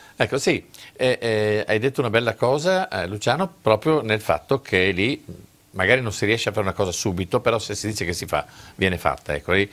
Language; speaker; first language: Italian; native; Italian